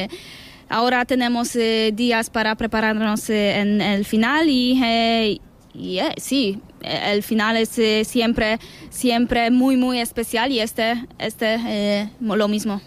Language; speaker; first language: Spanish; non-native, learner; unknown